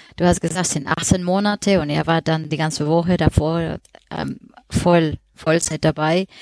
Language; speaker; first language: German; non-native, fluent; Spanish